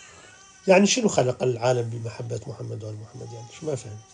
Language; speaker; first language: Arabic; native; Arabic